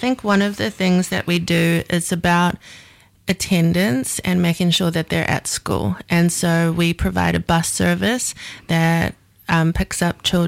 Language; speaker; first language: English; native; English